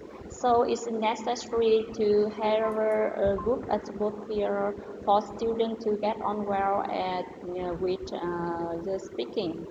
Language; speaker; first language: English; non-native, learner; Vietnamese